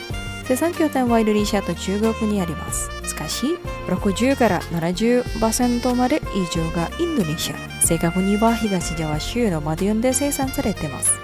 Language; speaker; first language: Japanese; non-native, fluent; Indonesian